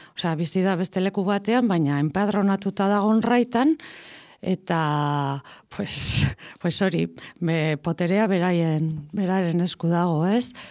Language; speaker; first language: Basque; non-native, local second language; Spanish